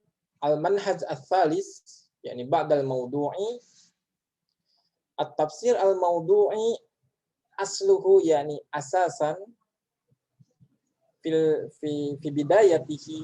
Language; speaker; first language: Arabic; non-native, fluent; Indonesian